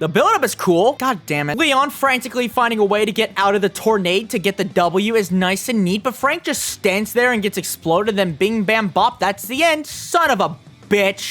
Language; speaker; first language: English; native; English